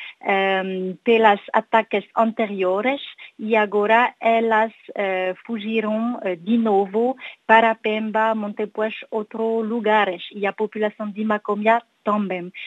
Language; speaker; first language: Portuguese; non-native, learner; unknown